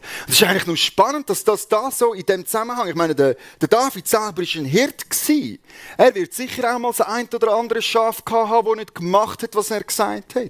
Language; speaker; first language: German; native; German